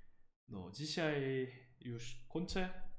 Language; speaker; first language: Polish; non-native, learner; Korean